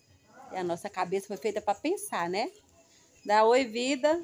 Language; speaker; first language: Portuguese; native; Portuguese